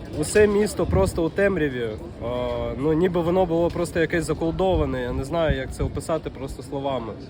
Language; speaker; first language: Ukrainian; native; Ukrainian